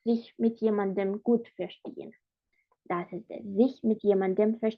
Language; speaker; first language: German; non-native, fluent; Spanish